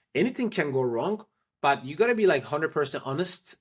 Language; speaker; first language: English; non-native, fluent; Turkish